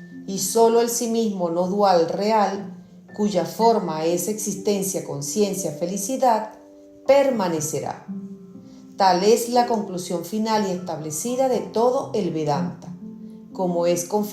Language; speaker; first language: Spanish; native; Spanish